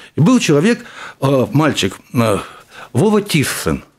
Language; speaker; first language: Russian; native; Russian